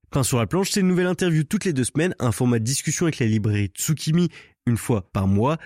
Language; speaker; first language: French; native; French